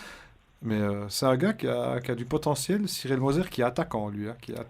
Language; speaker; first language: French; native; French